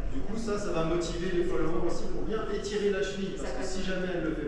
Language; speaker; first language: French; native; French